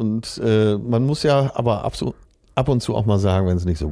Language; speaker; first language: German; native; German